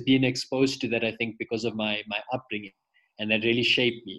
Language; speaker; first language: English; native; English